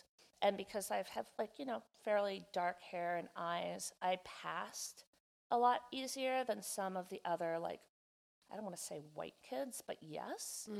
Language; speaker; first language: English; native; English